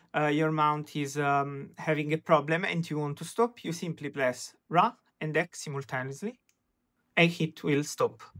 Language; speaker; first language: English; non-native, fluent; Italian